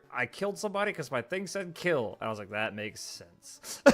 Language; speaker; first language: English; native; English